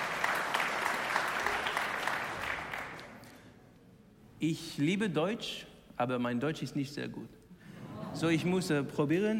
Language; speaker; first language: German; non-native, learner; English